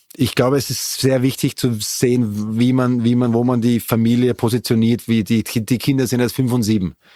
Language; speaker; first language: German; native; German